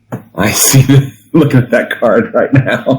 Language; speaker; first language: English; native; English